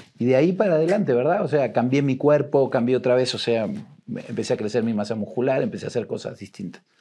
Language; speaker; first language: Spanish; native; Spanish